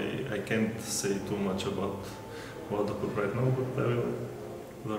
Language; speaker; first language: English; non-native, fluent; Bulgarian